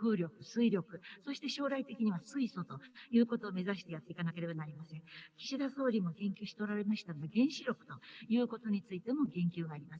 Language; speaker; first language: Japanese; native; Japanese